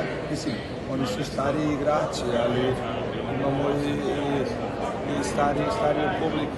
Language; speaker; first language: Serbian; early bilingual, heritage; Slovenian